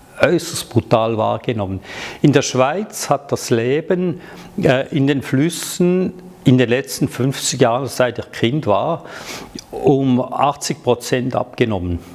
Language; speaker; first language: German; non-native, local second language; French